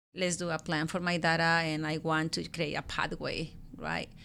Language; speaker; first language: English; non-native, learner; Spanish